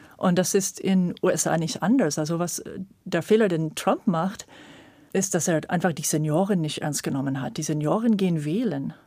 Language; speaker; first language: German; non-native, fluent; English